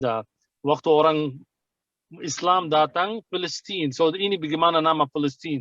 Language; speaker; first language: Indonesian; non-native, fluent; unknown